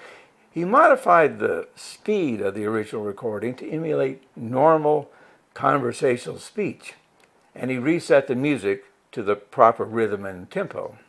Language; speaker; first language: English; native; English